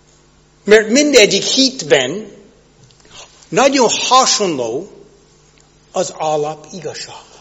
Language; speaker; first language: Hungarian; non-native, fluent; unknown